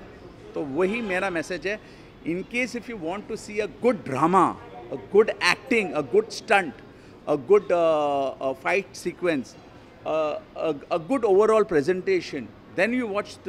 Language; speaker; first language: Hindi; native; Hindi